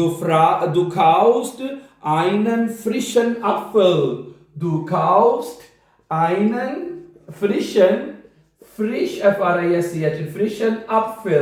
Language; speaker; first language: German; non-native, fluent; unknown